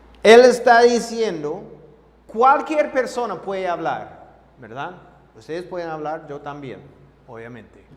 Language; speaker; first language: Spanish; non-native, fluent; English